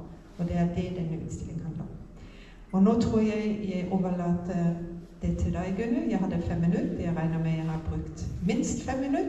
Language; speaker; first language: Norwegian; non-native, fluent; German